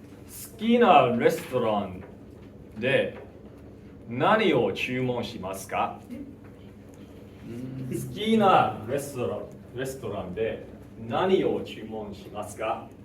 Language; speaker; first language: Japanese; non-native, learner; English